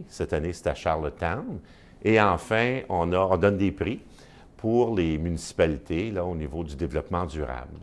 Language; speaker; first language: French; native; French